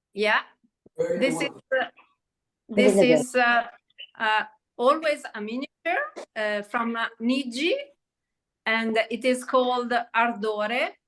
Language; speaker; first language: English; non-native, learner; Italian